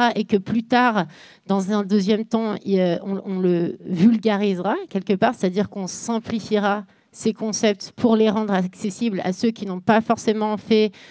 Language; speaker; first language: French; native; French